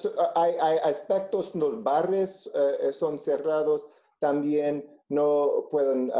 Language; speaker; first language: Spanish; non-native, local second language; English